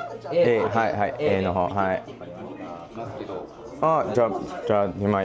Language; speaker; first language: Japanese; non-native, learner; English